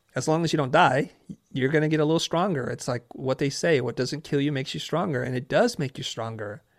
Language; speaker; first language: English; early bilingual, other home language; Vietnamese